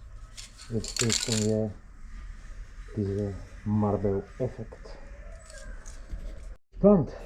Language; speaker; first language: German; non-native, learner; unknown